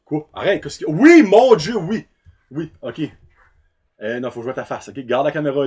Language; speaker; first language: French; native; French